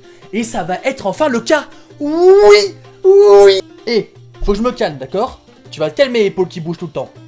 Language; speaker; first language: French; native; French